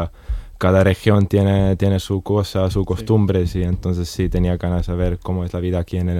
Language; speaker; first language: Spanish; non-native, fluent; Estonian